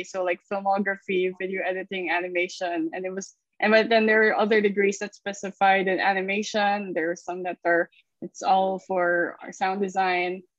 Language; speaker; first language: English; non-native, local second language; Filipino